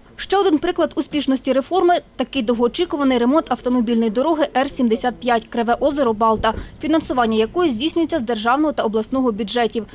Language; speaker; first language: Ukrainian; native; Ukrainian